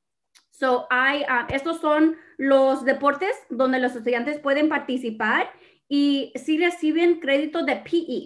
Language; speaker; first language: Spanish; early bilingual, other home language; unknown